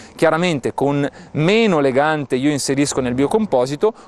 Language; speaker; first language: Italian; native; Italian